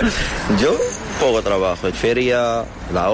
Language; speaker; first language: Spanish; non-native, learner; Arabic